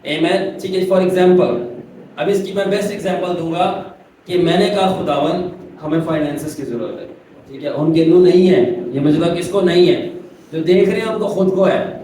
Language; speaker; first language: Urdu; non-native, local second language; Punjabi